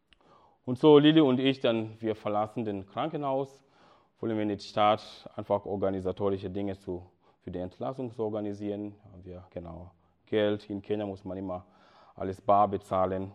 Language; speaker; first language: German; non-native, fluent; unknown